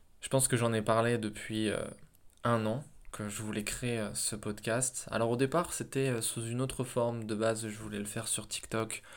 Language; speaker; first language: French; native; French